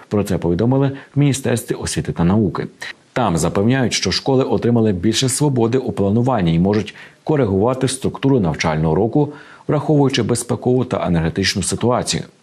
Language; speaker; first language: Ukrainian; native; Ukrainian